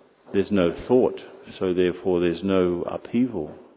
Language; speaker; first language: English; native; English